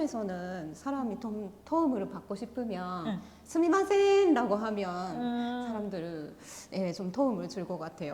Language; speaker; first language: Korean; non-native, fluent; Japanese